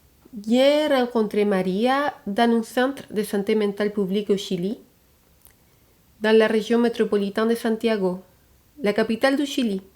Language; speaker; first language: French; non-native, fluent; Spanish